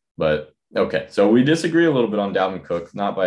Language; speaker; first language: English; native; English